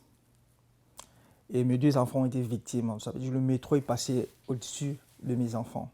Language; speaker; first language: French; non-native, local second language; Lingala